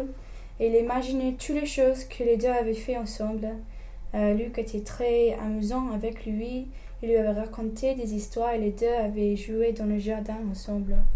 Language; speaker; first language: French; non-native, learner; English